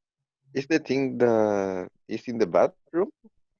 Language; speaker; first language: English; non-native, learner; Spanish